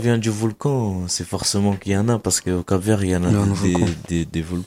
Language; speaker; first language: French; non-native, fluent; Kabuverdianu